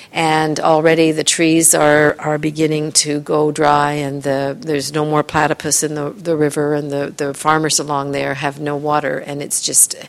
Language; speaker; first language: English; native; English